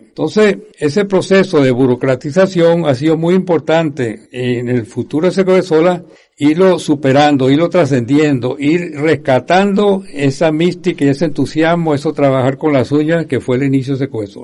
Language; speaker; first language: Spanish; native; Spanish